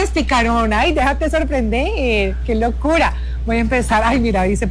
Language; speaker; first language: Spanish; native; Spanish